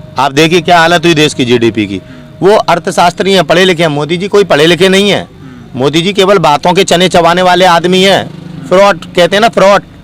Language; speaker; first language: Hindi; native; Hindi